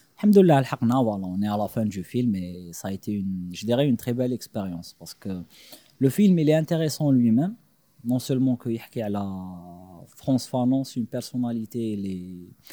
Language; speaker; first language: French; non-native, local second language; Arabic